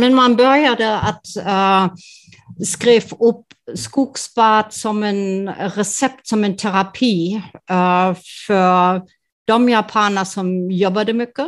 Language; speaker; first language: Swedish; non-native, fluent; German